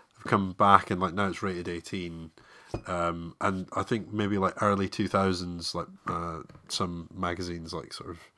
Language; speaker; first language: English; native; English